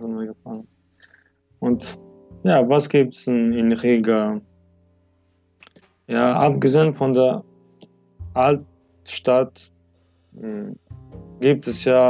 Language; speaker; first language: German; non-native, fluent; French